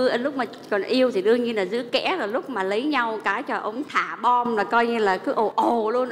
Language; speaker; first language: Vietnamese; early bilingual, heritage; Vietnamese